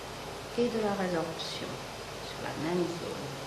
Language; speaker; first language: French; native; French